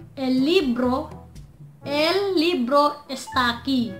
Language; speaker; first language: Spanish; non-native, learner; Filipino